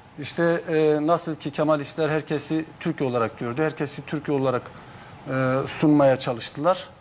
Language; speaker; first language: Turkish; non-native, local second language; Zaza